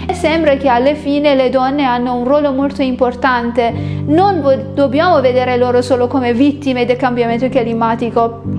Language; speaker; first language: Italian; non-native, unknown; Persian